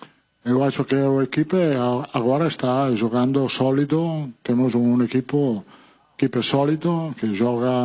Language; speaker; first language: Portuguese; non-native, fluent; Italian